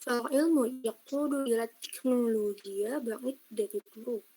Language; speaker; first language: Arabic; non-native, learner; Indonesian